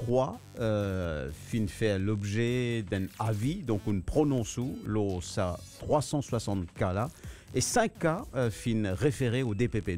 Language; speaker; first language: French; non-native, local second language; Morisyen